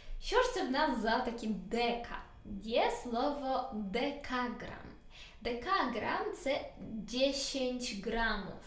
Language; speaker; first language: Polish; non-native, learner; Ukrainian